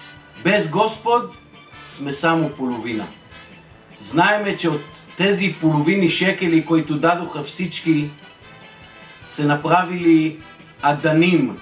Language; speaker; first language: Bulgarian; non-native, fluent; Hebrew